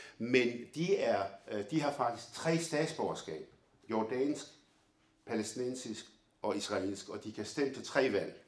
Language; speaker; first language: Danish; early bilingual, other home language; Arabic